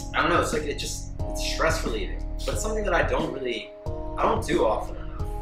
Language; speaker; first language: English; native; English